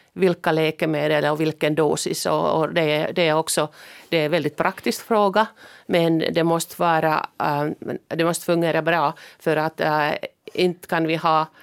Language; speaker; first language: Swedish; non-native, local second language; Finnish